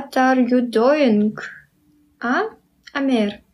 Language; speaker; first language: English; non-native, learner; Russian